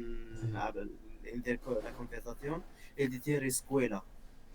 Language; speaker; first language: Spanish; non-native, learner; Arabic